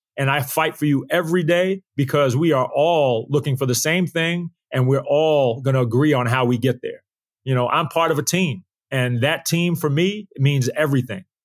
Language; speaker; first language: English; native; English